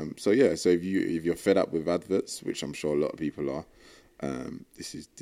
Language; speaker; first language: English; native; English